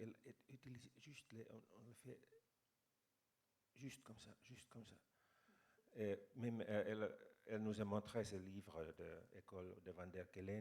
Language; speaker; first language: French; non-native, fluent; Finnish